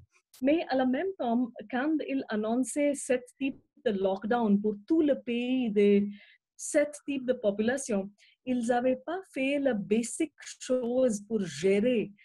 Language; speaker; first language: French; non-native, fluent; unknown